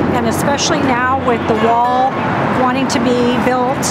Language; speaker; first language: English; native; English